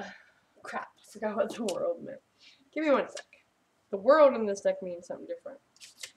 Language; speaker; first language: English; native; English